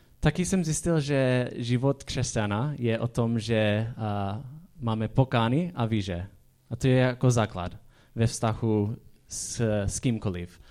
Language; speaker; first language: Czech; non-native, fluent; English